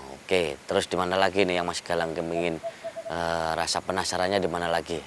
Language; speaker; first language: Indonesian; native; Indonesian